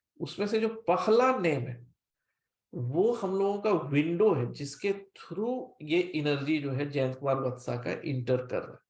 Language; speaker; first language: Hindi; native; Hindi